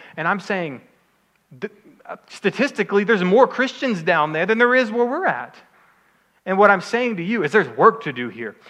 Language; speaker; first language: English; native; English